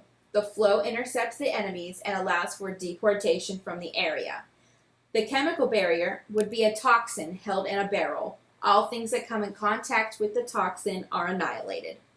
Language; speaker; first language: English; native; English